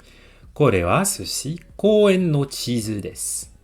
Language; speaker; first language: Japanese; non-native, fluent; French